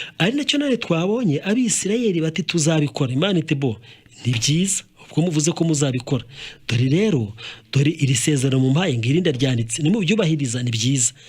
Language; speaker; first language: Kinyarwanda; early bilingual, heritage; Kinyarwanda